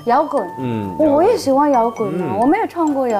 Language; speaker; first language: Chinese; non-native, fluent; Malay